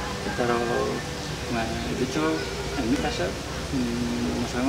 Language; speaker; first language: Spanish; non-native, learner; Uzbek